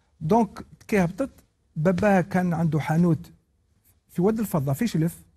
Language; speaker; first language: Arabic; non-native, local second language; Kabyle